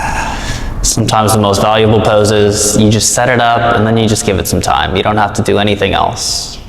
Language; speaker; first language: English; native; English